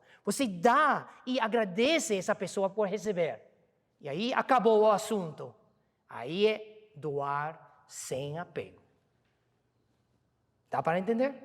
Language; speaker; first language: Portuguese; non-native, fluent; Chinese